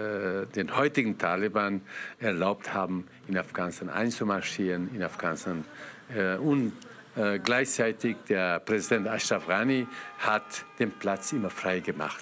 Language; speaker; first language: German; non-native, fluent; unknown